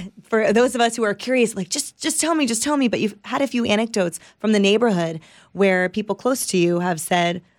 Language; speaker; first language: English; early bilingual, other home language; Italian